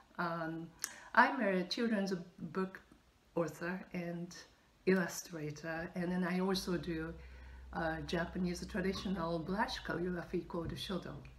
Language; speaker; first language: English; non-native, fluent; Japanese